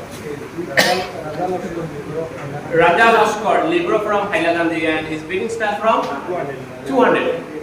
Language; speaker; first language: English; non-native, local second language; Bangla